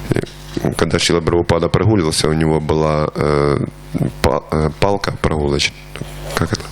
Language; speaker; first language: Russian; native; Russian